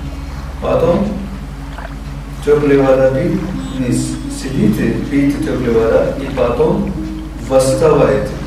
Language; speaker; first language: Russian; non-native, learner; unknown